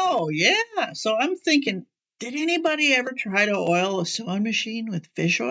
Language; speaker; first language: English; native; English